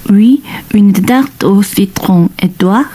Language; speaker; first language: French; non-native, learner; Korean